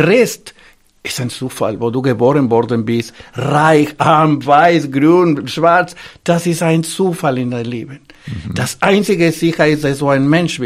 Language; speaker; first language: German; non-native, fluent; Spanish